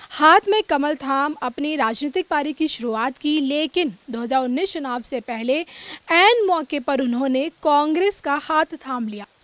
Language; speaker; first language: Hindi; native; Hindi